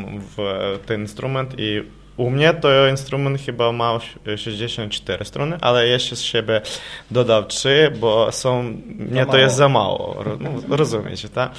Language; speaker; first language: Polish; non-native, learner; Ukrainian